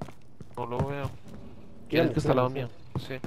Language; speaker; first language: Spanish; native; Spanish